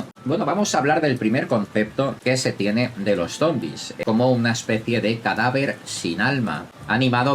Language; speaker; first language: Spanish; native; Spanish